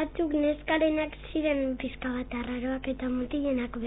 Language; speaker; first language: Basque; non-native, local second language; Spanish